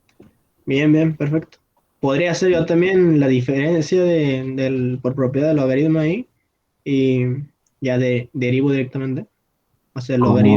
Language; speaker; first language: Spanish; native; Spanish